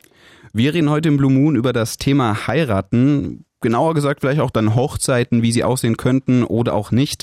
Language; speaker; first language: German; native; German